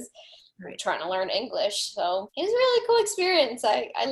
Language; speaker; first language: English; early bilingual, other home language; Spanish